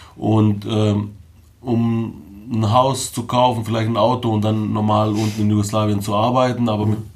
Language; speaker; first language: German; early bilingual, other home language; Bosnian